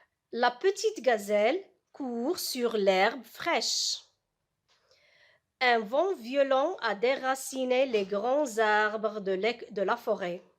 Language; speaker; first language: French; non-native, local second language; Arabic